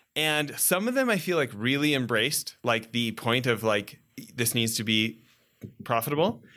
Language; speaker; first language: English; native; English